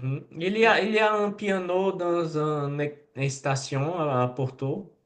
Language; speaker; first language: French; non-native, learner; Portuguese